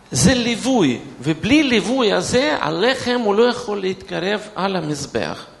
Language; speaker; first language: Hebrew; non-native, fluent; Russian